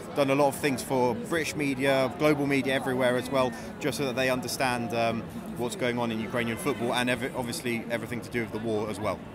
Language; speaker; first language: English; native; English